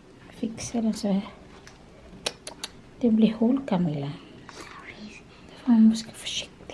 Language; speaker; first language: Swedish; non-native, learner; Cebuano